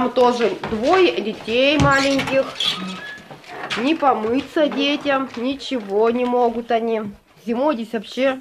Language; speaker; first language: Russian; native; Russian